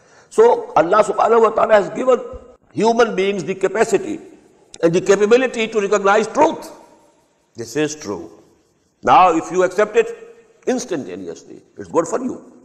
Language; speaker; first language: English; non-native, local second language; Urdu